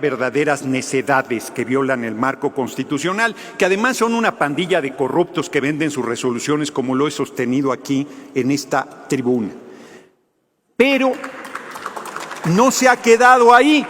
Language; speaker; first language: Spanish; native; Spanish